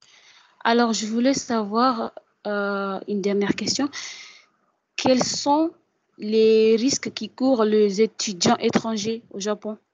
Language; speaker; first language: French; non-native, local second language; Arabic